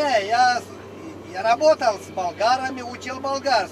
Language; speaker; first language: Russian; non-native, local second language; Gagauz